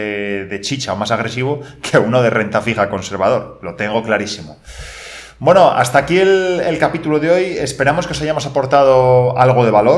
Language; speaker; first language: Spanish; native; Spanish